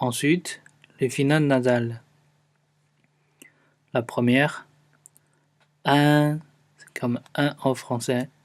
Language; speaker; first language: French; non-native, fluent; Chinese